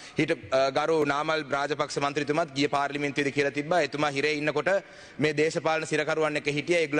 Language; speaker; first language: Sinhala; non-native, local second language; Tamil